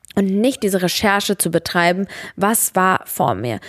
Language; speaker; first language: German; early bilingual, other home language; Serbian